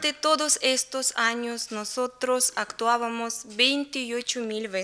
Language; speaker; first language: Spanish; non-native, learner; Russian